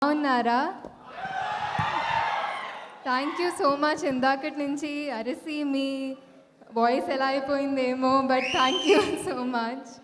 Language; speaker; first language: Telugu; non-native, fluent; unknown